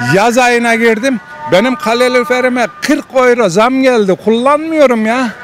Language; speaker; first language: Turkish; native; Turkish